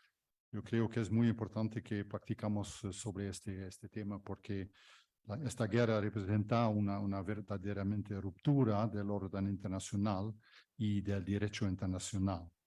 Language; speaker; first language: Spanish; non-native, fluent; Dutch